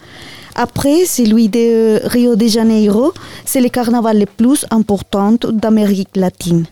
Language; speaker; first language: French; non-native, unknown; Spanish